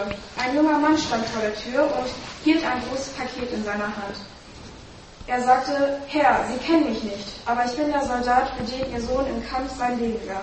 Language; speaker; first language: German; native; German